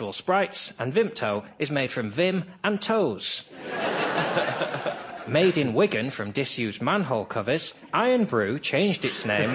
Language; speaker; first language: English; native; English